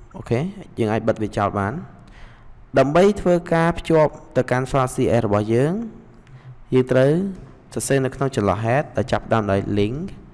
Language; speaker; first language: Khmer; native; Khmer